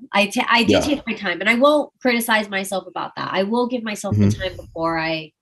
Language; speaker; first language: English; native; English